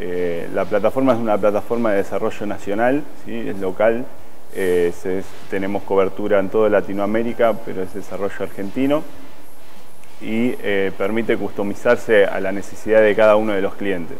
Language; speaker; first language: Spanish; native; Spanish